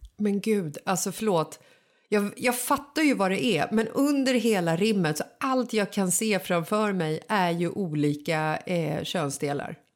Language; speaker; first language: Swedish; native; Swedish